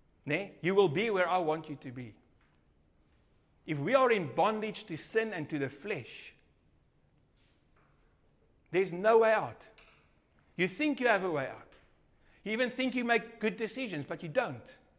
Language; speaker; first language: English; non-native, local second language; Afrikaans